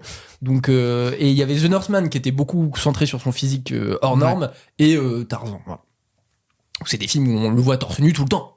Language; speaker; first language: French; native; French